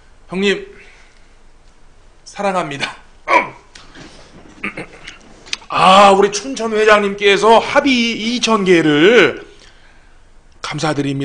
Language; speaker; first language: Korean; native; Korean